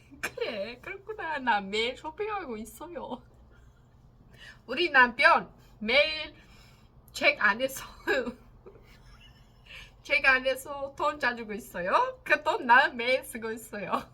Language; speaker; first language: Korean; non-native, learner; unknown